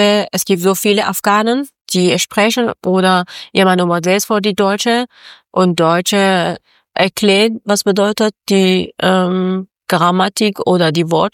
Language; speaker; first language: German; non-native, learner; Persian